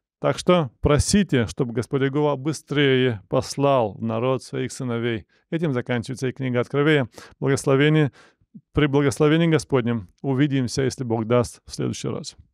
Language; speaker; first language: Russian; non-native, local second language; Romanian